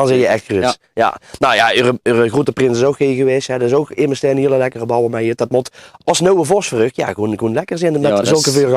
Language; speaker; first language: Dutch; native; Dutch